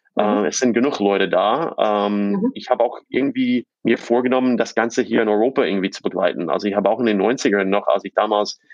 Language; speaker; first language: German; non-native, fluent; English